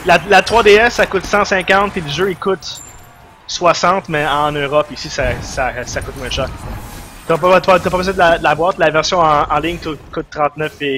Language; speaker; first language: French; native; French